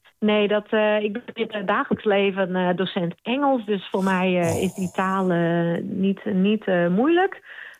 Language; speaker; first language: Dutch; non-native, local second language; Western Frisian